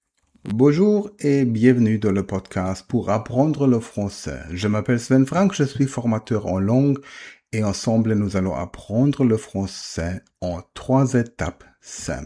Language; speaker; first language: French; non-native, fluent; German